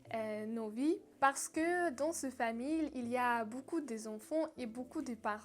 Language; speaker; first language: French; non-native, learner; Russian